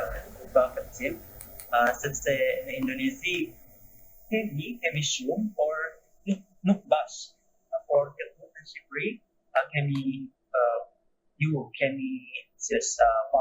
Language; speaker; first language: Albanian; non-native, learner; Indonesian